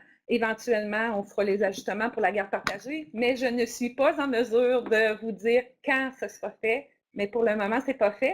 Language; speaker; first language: French; native; French